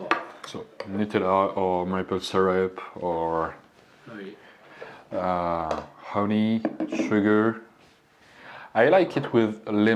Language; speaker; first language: English; non-native, learner; French